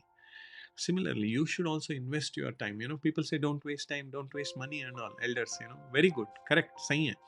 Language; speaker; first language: English; non-native, local second language; Hindi